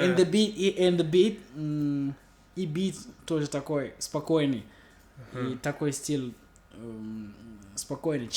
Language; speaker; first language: Russian; non-native, learner; English